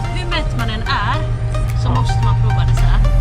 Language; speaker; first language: Swedish; native; Swedish